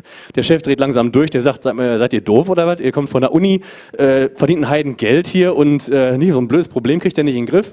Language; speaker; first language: German; native; German